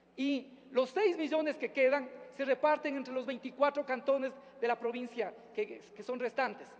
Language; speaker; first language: Spanish; native; Spanish